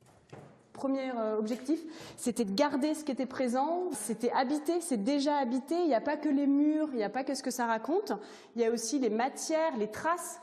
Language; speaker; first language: French; native; French